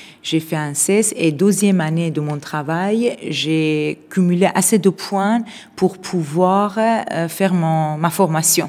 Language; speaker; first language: French; non-native, fluent; Persian